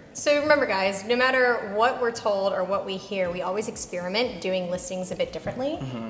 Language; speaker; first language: English; native; English